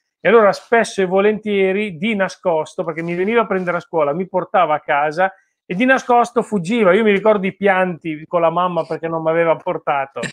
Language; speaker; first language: Italian; native; Italian